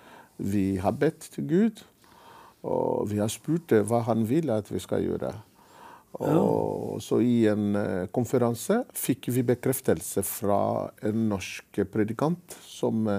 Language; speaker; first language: Norwegian; non-native, fluent; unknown